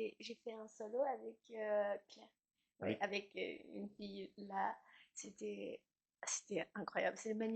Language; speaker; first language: French; non-native, learner; Chinese